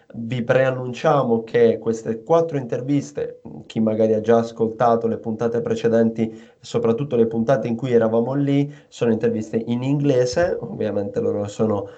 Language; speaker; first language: Italian; native; Italian